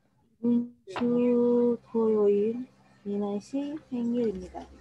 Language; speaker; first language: Korean; non-native, learner; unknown